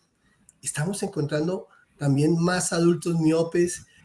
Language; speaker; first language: Spanish; native; Spanish